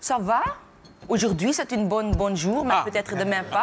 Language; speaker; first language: French; non-native, local second language; Dutch